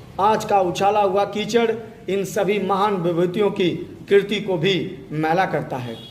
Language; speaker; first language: Hindi; native; Hindi